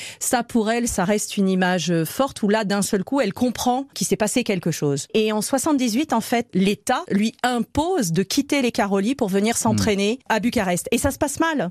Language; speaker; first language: French; native; French